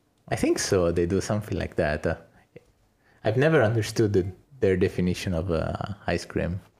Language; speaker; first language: English; non-native, fluent; Italian